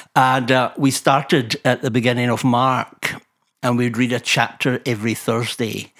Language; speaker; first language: English; native; English